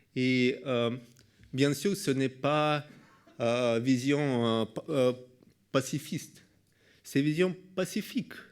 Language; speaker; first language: French; non-native, learner; Russian